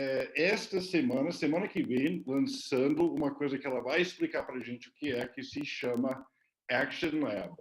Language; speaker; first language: Portuguese; non-native, fluent; English